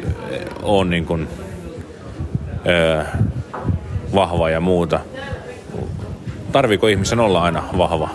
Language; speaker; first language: Finnish; native; Finnish